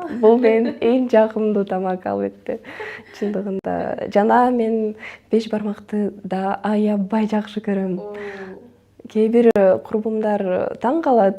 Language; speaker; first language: Kyrgyz; non-native, local second language; Russian